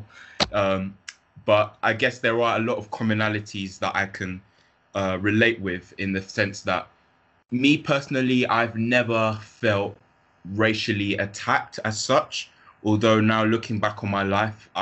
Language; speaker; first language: English; native; English